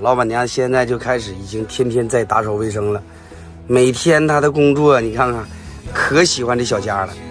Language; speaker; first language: Chinese; native; Chinese